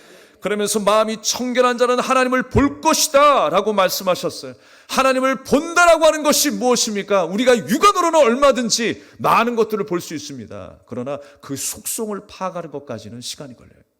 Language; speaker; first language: Korean; native; Korean